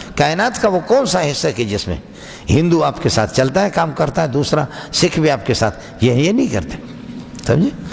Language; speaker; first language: Urdu; non-native, local second language; Brahui